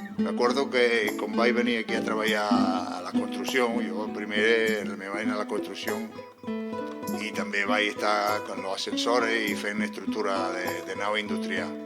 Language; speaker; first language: Catalan; non-native, local second language; Spanish